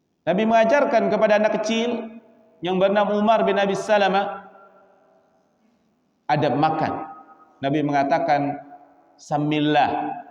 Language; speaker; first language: Indonesian; native; Indonesian